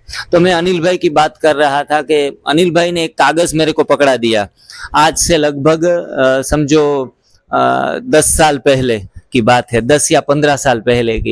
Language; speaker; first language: Hindi; non-native, local second language; Gujarati